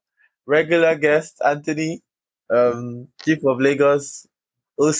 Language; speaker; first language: English; non-native, local second language; Yoruba